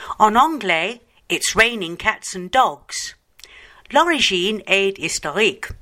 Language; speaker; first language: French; non-native, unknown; English